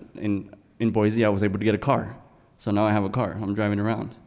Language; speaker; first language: English; native; English